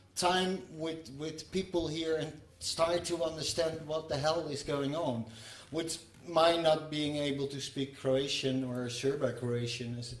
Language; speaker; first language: English; non-native, fluent; Dutch